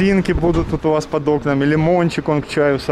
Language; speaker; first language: Russian; native; Russian